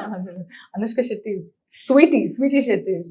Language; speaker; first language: Telugu; non-native, learner; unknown